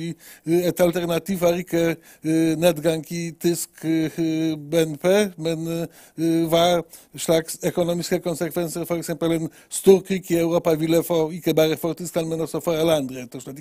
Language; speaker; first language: Norwegian; non-native, fluent; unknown